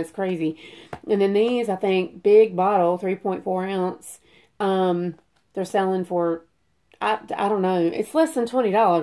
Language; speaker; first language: English; native; English